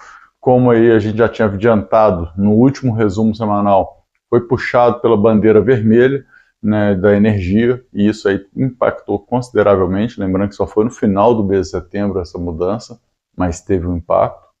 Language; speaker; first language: Portuguese; native; Portuguese